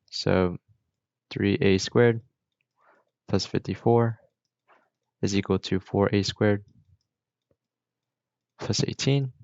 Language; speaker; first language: English; native; English